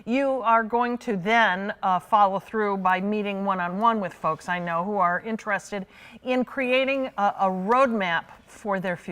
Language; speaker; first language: English; native; English